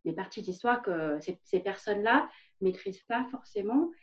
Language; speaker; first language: French; non-native, fluent; Vietnamese